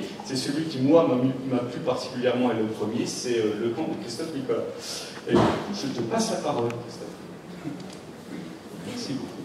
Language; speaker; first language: French; native; French